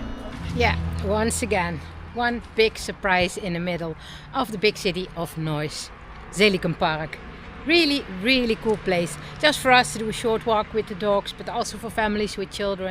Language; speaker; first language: English; non-native, fluent; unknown